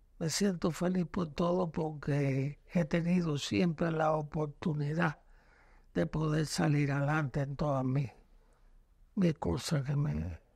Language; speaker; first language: Spanish; native; Spanish